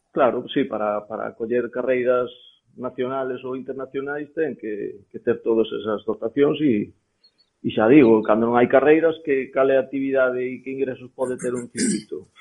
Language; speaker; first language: Galician; native; Galician